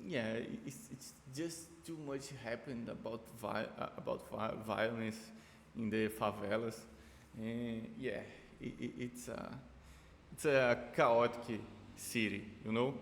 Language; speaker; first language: English; non-native, fluent; Portuguese